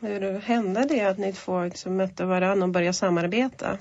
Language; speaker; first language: Swedish; non-native, fluent; Polish